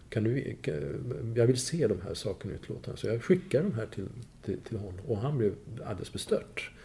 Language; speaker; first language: Swedish; non-native, fluent; Persian